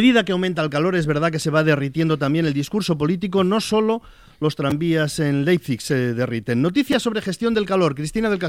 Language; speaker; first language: Spanish; native; Spanish